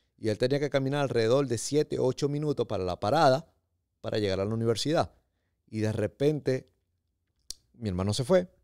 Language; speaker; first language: Spanish; native; Spanish